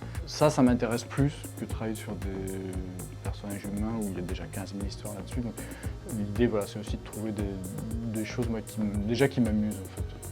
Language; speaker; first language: French; native; French